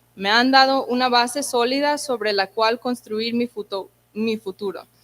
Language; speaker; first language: Spanish; early bilingual, heritage; Spanish